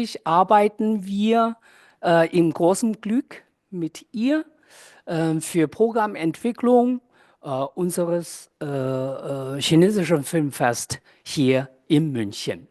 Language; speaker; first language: German; non-native, fluent; Chinese